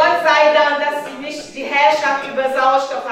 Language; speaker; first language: German; non-native, learner; French